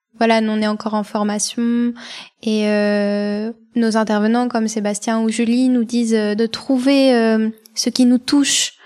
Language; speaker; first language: French; non-native, fluent; Bulgarian